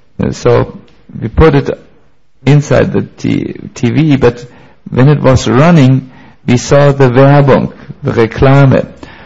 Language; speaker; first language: English; non-native, fluent; German